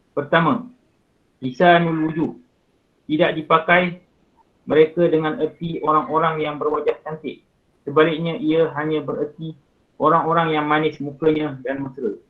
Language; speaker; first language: Malay; native; Malay